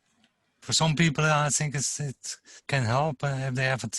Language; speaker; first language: English; non-native, fluent; German